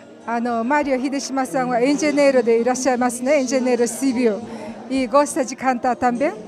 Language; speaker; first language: Portuguese; non-native, learner; Japanese